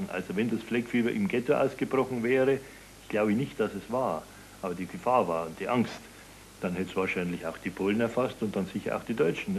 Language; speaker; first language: German; native; German